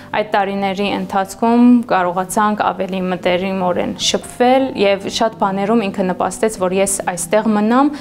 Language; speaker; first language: Armenian; early bilingual, heritage; Armenian